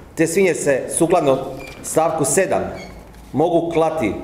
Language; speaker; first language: Croatian; native; Croatian